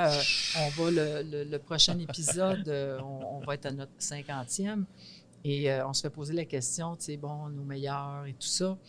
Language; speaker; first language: French; native; French